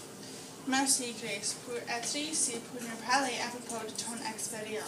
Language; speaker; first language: French; non-native, learner; English